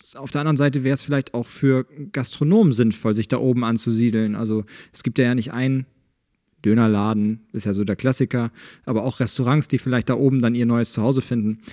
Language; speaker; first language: German; native; German